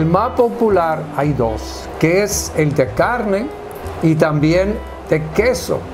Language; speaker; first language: Spanish; non-native, fluent; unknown